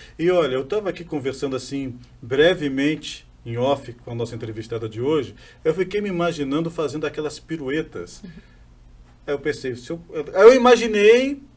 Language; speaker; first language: Portuguese; native; Portuguese